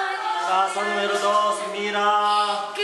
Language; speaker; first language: Spanish; non-native, learner; Korean